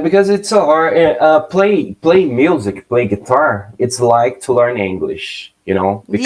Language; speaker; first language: English; non-native, learner; Portuguese